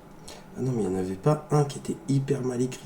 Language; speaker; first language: French; native; French